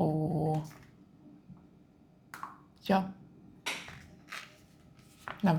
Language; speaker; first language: Russian; non-native, learner; Japanese